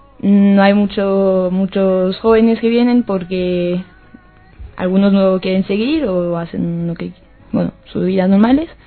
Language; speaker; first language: Spanish; non-native, fluent; French